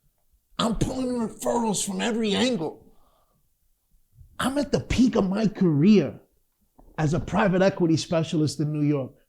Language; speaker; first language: English; native; English